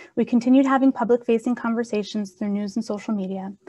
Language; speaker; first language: English; native; English